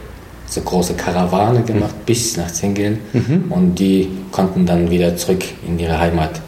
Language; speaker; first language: German; non-native, fluent; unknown